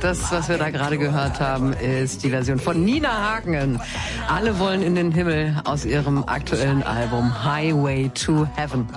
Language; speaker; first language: German; native; German